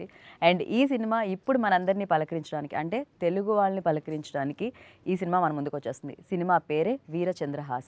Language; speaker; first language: Telugu; native; Telugu